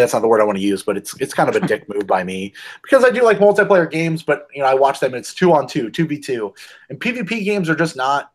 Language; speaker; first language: English; native; English